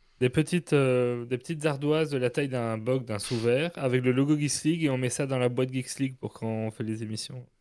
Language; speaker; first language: French; native; French